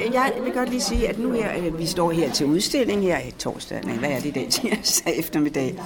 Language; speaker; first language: Danish; native; Danish